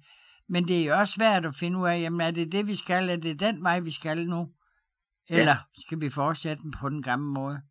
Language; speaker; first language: Danish; native; Danish